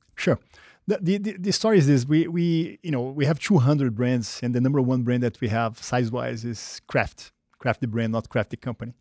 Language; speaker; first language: English; non-native, fluent; Portuguese